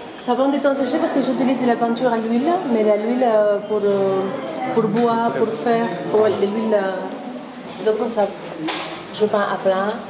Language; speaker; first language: French; non-native, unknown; Spanish